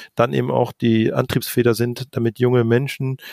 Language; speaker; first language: German; native; German